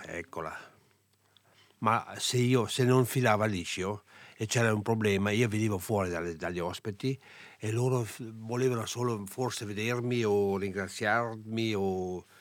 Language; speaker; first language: Italian; non-native, local second language; German